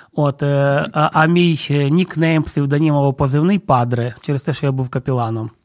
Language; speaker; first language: Ukrainian; non-native, local second language; Russian